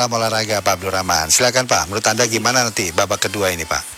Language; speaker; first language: Indonesian; native; Indonesian